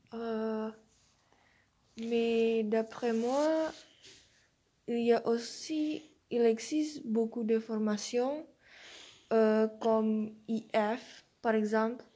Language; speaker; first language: French; non-native, learner; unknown